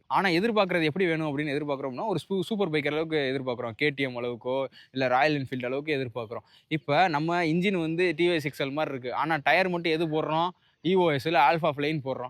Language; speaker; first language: Tamil; native; Tamil